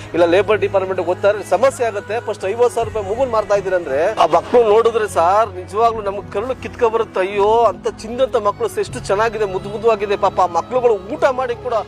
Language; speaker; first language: Kannada; non-native, local second language; Lambadi